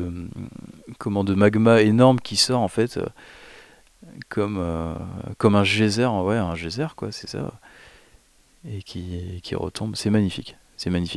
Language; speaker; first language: French; native; French